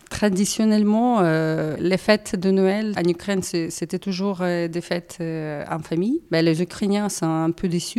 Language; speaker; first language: French; non-native, fluent; Ukrainian